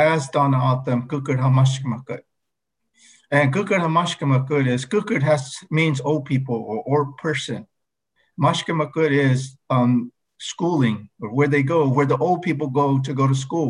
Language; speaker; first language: English; early bilingual, other home language; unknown